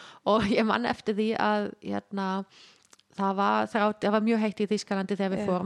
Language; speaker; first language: Icelandic; non-native, fluent; German